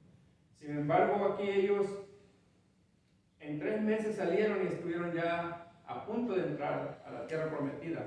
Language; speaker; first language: Spanish; native; Spanish